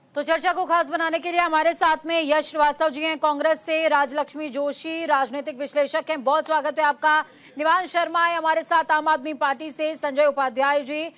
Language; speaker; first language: Hindi; native; Hindi